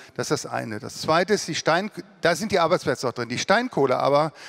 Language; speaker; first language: German; native; German